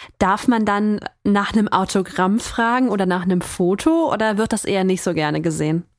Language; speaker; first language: German; native; German